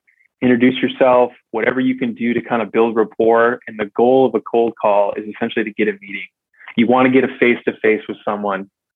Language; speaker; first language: English; native; English